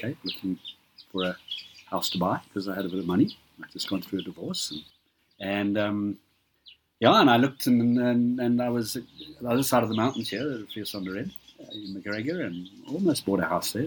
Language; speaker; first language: English; native; English